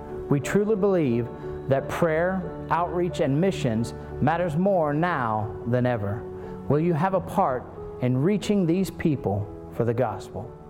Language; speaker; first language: English; native; English